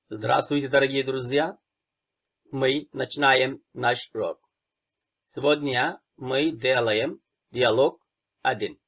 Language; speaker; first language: Russian; non-native, fluent; Turkish